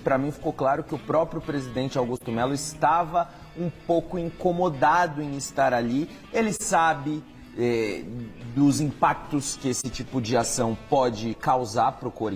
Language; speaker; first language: Portuguese; native; Portuguese